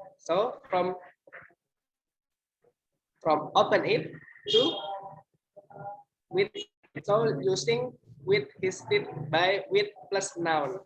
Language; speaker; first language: English; non-native, learner; Indonesian